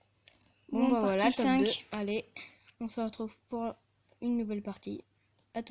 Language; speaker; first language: French; native; French